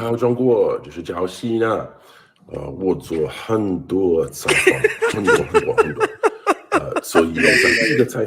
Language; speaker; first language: Chinese; non-native, learner; English